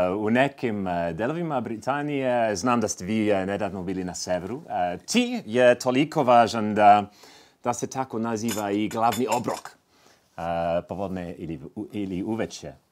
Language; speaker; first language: Serbian; non-native, fluent; English